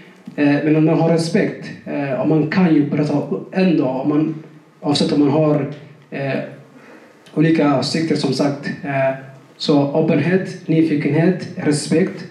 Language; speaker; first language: Swedish; non-native, fluent; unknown